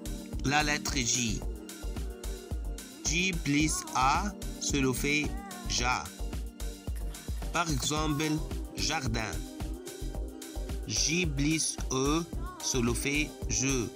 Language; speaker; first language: French; non-native, fluent; Arabic